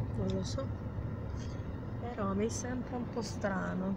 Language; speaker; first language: Italian; non-native, fluent; Arabic